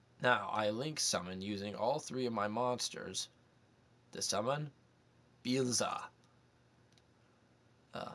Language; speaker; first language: English; native; English